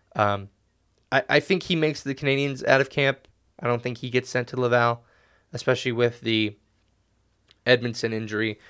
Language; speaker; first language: English; native; English